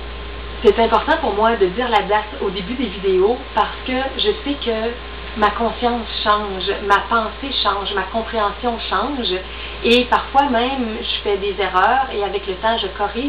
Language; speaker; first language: French; native; French